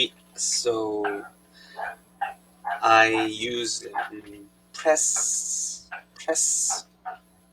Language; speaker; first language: English; non-native, learner; Korean